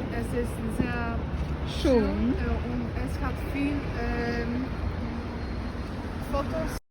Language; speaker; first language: German; non-native, learner; Polish